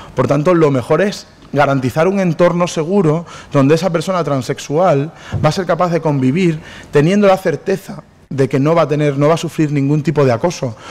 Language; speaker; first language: Spanish; native; Spanish